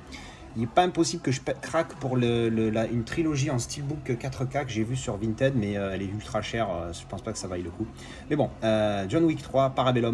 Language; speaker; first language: French; native; French